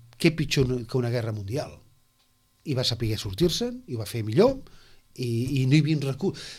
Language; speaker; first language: Catalan; native; Catalan